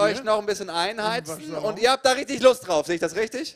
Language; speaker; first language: German; native; German